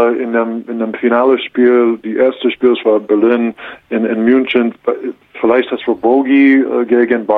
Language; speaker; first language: German; non-native, learner; English